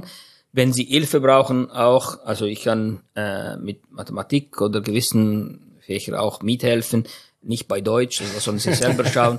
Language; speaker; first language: German; non-native, fluent; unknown